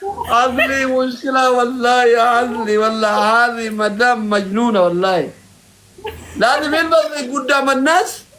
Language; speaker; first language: Arabic; non-native, learner; Oromo